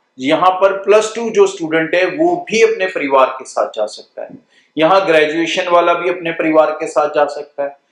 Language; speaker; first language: Hindi; non-native, local second language; Punjabi